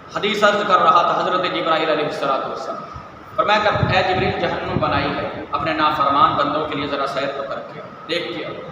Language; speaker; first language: Urdu; non-native, local second language; Punjabi